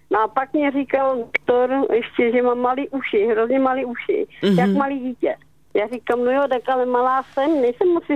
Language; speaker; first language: Czech; native; Czech